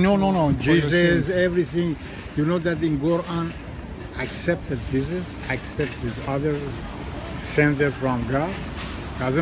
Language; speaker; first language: English; non-native, learner; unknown